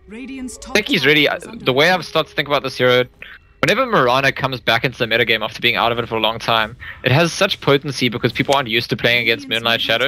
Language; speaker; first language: English; native; English